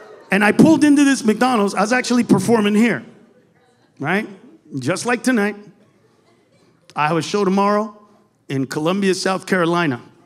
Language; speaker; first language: English; early bilingual, other home language; Spanish